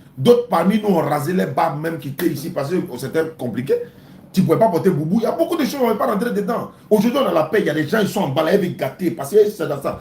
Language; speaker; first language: French; non-native, local second language; Dyula